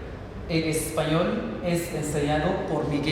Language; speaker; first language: Spanish; non-native, learner; English